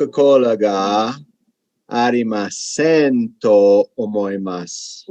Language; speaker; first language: Japanese; non-native, learner; English